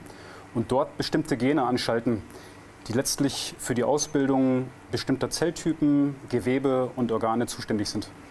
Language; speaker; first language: German; native; German